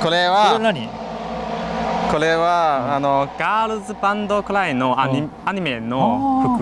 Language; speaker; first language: Japanese; non-native, learner; Chinese